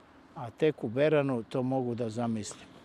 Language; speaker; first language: Bosnian; native; Bosnian